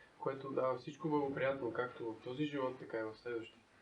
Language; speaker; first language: Bulgarian; native; Bulgarian